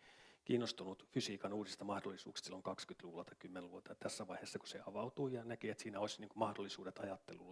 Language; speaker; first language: Finnish; native; Finnish